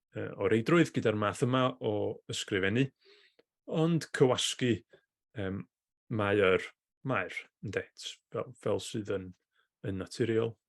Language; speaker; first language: Welsh; native; Welsh